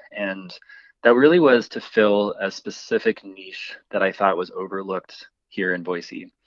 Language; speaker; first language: English; native; English